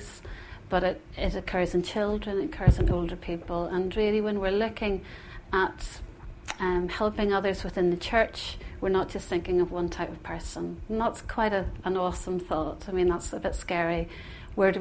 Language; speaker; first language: English; native; English